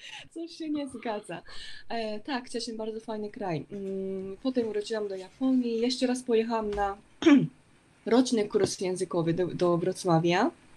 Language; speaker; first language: Polish; non-native, fluent; Japanese